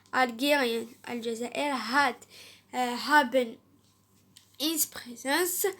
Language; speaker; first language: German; non-native, learner; Arabic